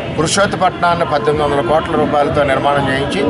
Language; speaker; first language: Telugu; native; Telugu